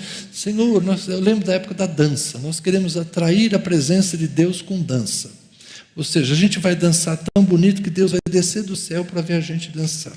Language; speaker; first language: Portuguese; native; Portuguese